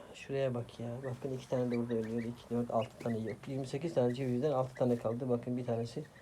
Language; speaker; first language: Turkish; native; Turkish